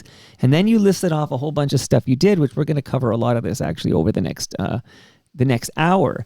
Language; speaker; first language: English; native; English